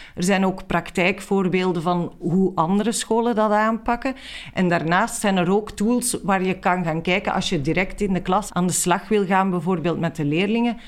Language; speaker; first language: Dutch; native; Dutch